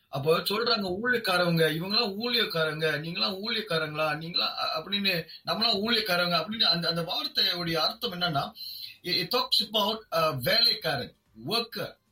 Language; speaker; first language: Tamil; non-native, local second language; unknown